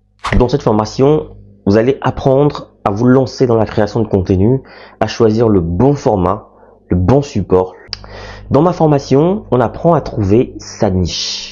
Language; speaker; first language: French; native; French